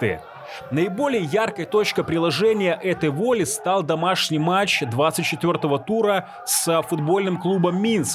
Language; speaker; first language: Russian; native; Russian